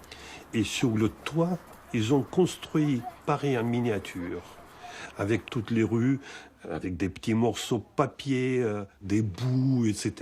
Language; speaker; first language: French; non-native, fluent; Russian